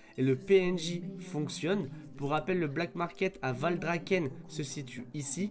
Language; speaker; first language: French; native; French